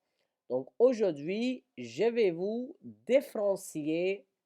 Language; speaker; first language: French; non-native, fluent; Hindi